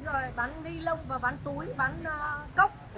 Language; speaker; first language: Vietnamese; native; Vietnamese